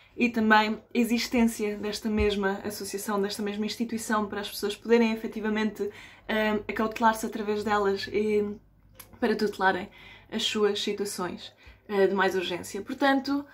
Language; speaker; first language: Portuguese; early bilingual, other home language; Spanish